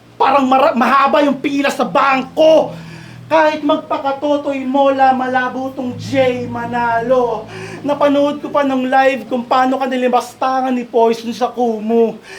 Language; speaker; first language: Filipino; native; Filipino